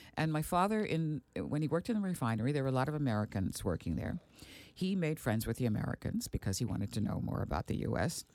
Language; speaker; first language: English; early bilingual, other home language; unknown